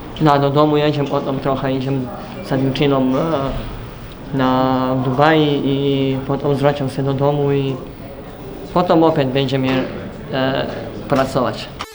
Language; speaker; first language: Polish; non-native, learner; Serbian